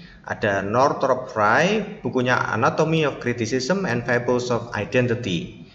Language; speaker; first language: English; non-native, fluent; Indonesian